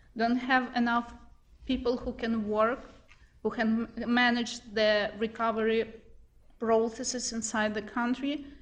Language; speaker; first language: English; non-native, fluent; Ukrainian